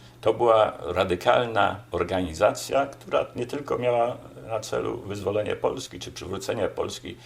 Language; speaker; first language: Polish; native; Polish